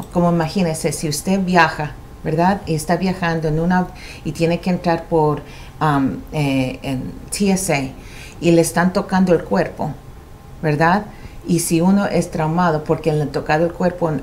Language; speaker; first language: Spanish; early bilingual, heritage; Spanish